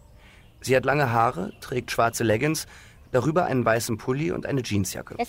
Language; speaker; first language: German; native; German